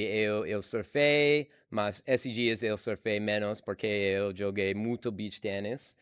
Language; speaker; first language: Portuguese; non-native, learner; English